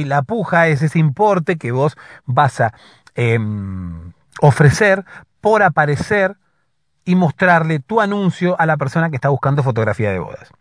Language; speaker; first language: Spanish; native; Spanish